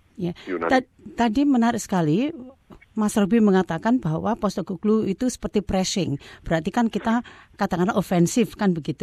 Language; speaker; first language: Indonesian; native; Indonesian